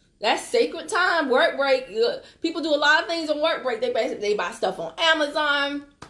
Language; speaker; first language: English; native; English